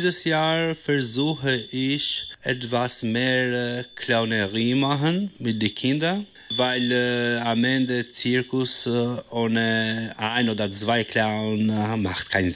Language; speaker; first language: German; non-native, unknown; Albanian